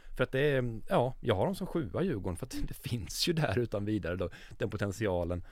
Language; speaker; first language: Swedish; native; Swedish